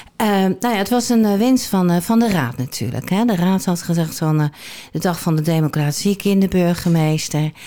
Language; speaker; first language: Dutch; native; Dutch